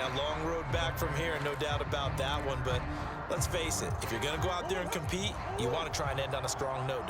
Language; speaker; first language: English; native; English